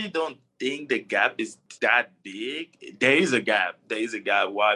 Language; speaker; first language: English; non-native, local second language; French